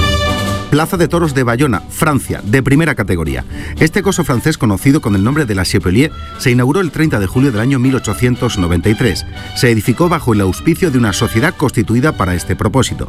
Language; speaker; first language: Spanish; native; Spanish